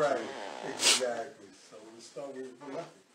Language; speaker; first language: English; native; English